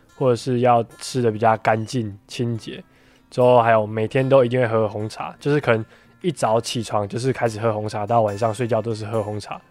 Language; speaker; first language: Chinese; native; Chinese